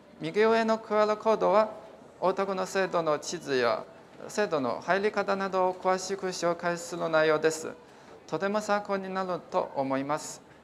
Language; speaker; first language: Japanese; non-native, fluent; Chinese